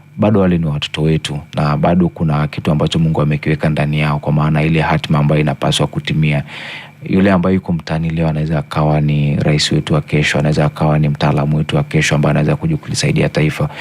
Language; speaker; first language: Swahili; non-native, local second language; Masai